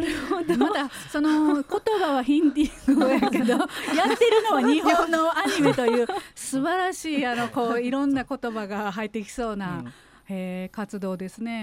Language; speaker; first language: Japanese; native; Japanese